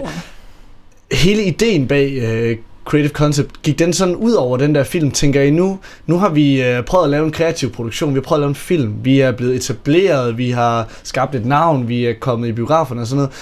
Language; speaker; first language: Danish; native; Danish